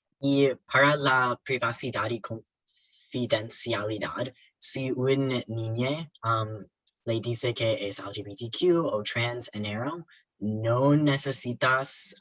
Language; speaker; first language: Spanish; non-native, learner; English